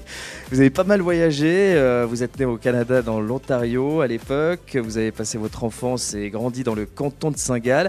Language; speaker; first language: French; native; French